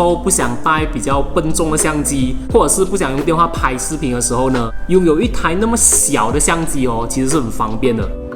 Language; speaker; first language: Chinese; native; Chinese